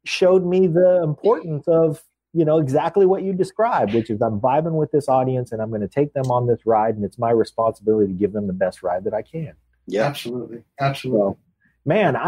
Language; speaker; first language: English; native; English